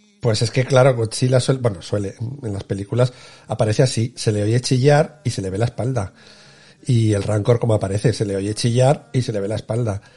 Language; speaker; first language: Spanish; native; Spanish